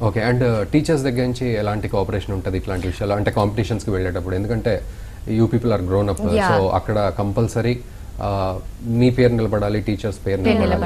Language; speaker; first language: Telugu; native; Telugu